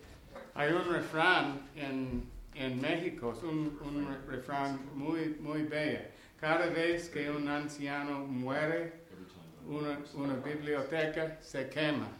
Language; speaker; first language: Spanish; non-native, learner; English